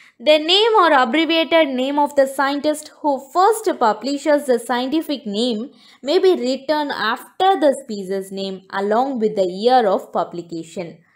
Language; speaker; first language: English; non-native, local second language; Tamil